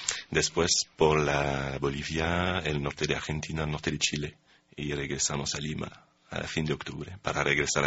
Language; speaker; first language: Spanish; non-native, fluent; French